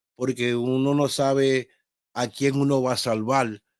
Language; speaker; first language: Spanish; early bilingual, heritage; Spanish